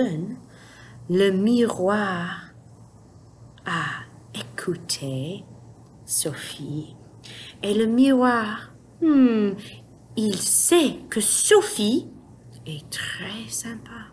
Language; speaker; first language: French; non-native, fluent; English